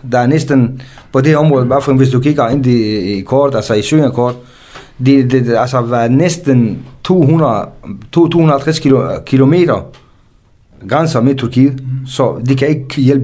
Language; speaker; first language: Danish; non-native, fluent; Kurdish